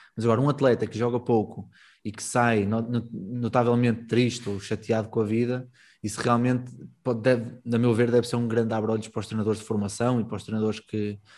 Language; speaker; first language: Portuguese; native; Portuguese